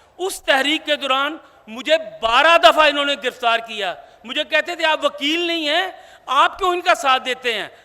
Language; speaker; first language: Urdu; non-native, local second language; Punjabi